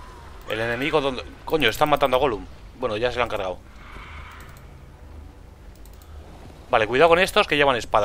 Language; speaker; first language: Spanish; native; Spanish